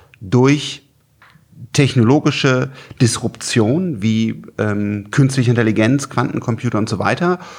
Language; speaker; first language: German; native; German